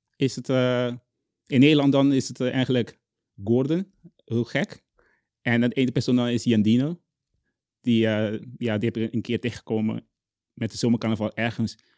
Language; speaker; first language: Dutch; non-native, local second language; Papiamento